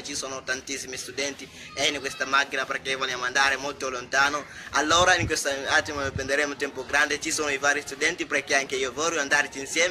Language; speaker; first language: Italian; non-native, learner; Swahili